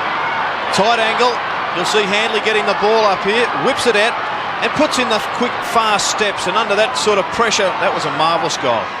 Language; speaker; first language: English; native; English